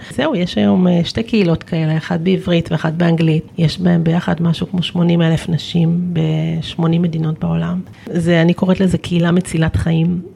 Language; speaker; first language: Hebrew; native; Hebrew